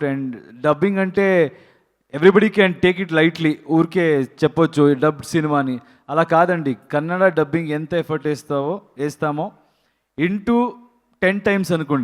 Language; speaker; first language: Telugu; non-native, learner; Kannada